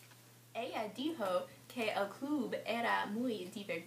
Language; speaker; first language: Spanish; non-native, learner; English